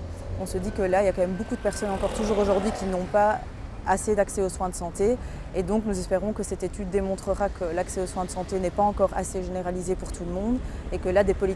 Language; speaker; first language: French; native; French